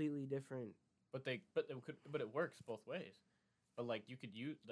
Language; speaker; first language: English; native; English